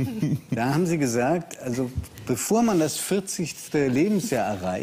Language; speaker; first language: German; native; German